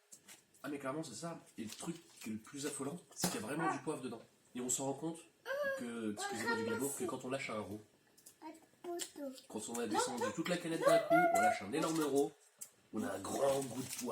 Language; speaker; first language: French; native; French